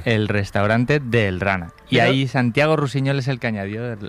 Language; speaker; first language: Spanish; native; Spanish